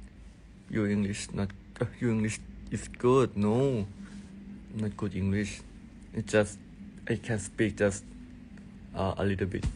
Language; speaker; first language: English; non-native, learner; Thai